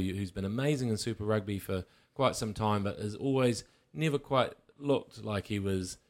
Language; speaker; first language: English; native; English